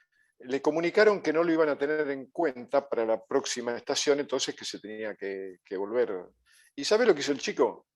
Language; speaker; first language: Spanish; native; Spanish